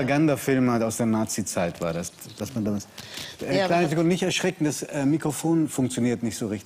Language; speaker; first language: German; native; German